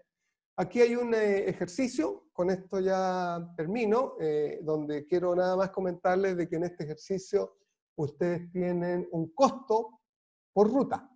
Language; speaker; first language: Spanish; native; Spanish